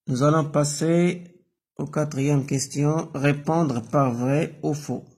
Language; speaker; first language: French; non-native, local second language; Arabic